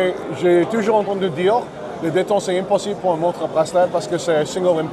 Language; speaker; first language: French; non-native, learner; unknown